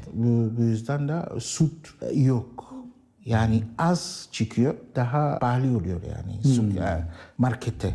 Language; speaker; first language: Turkish; non-native, learner; Arabic